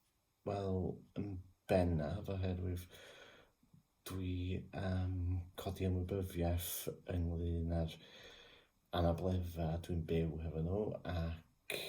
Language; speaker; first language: Welsh; non-native, local second language; English